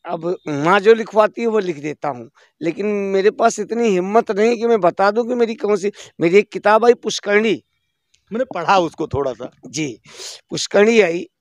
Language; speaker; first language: Hindi; native; Hindi